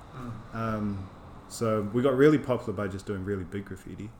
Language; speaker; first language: English; native; English